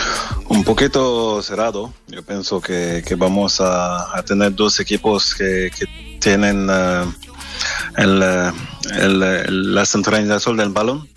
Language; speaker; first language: Spanish; non-native, fluent; French